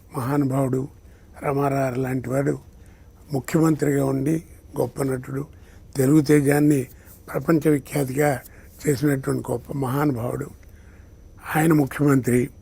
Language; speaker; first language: Telugu; native; Telugu